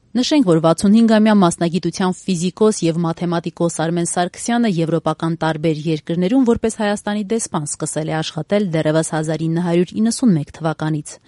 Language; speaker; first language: Armenian; native; Armenian